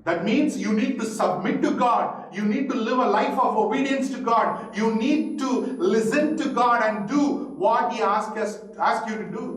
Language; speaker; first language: English; non-native, local second language; Tamil